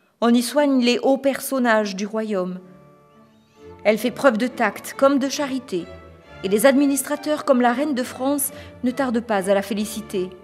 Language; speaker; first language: French; native; French